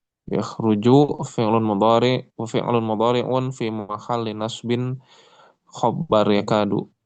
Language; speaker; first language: Arabic; non-native, learner; Indonesian